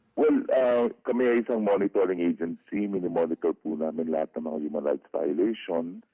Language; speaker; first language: Filipino; native; Filipino